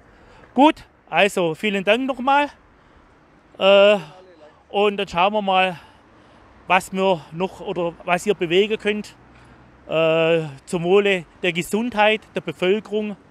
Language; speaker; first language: German; native; German